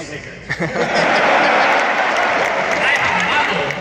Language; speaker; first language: English; non-native, learner; Japanese